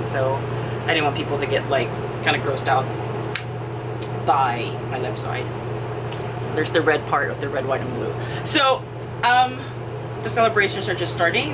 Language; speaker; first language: English; non-native, local second language; Filipino